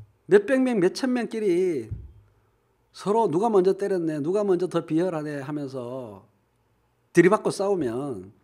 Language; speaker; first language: Korean; native; Korean